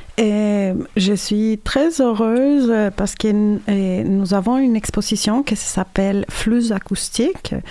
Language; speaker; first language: French; non-native, fluent; Spanish